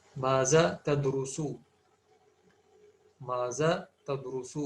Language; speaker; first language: Arabic; non-native, fluent; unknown